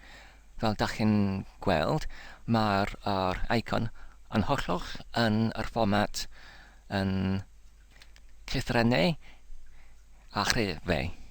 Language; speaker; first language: Welsh; non-native, learner; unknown